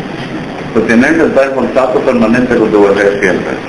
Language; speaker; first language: Spanish; native; Spanish